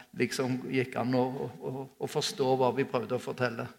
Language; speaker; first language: Norwegian; native; Norwegian